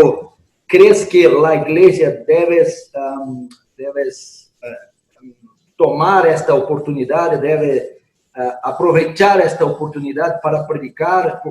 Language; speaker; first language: Spanish; non-native, fluent; Portuguese